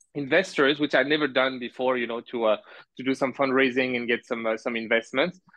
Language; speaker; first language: English; early bilingual, heritage; Arabic